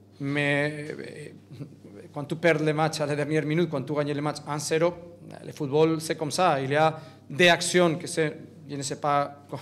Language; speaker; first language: French; non-native, learner; Catalan